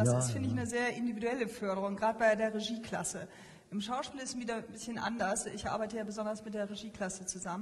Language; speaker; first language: German; native; German